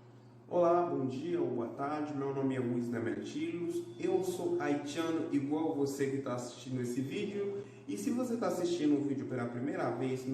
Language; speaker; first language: Portuguese; non-native, fluent; Haitian Creole